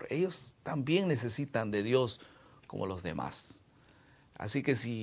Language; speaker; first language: Spanish; non-native, fluent; Portuguese